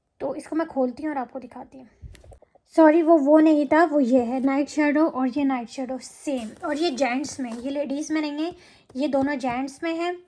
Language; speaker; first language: Urdu; native; Urdu